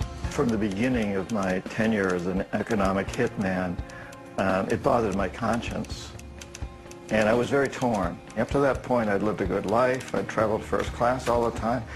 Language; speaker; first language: English; native; English